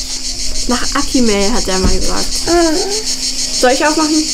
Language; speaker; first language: German; native; German